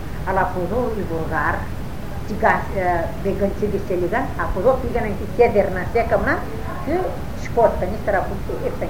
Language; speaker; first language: Greek; native; Greek